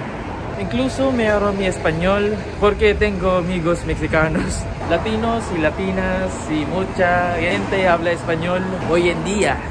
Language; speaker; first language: Spanish; non-native, learner; Filipino